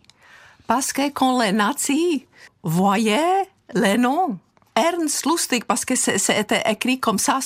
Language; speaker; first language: French; non-native, fluent; Czech